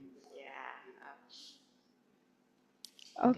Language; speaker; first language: English; non-native, fluent; Indonesian